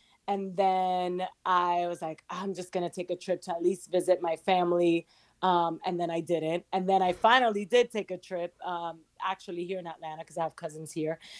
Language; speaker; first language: English; early bilingual, other home language; Spanish